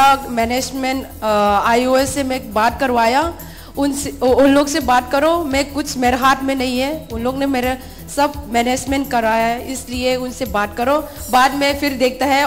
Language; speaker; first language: Hindi; non-native, local second language; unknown